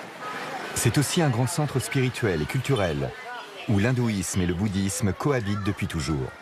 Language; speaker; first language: French; native; French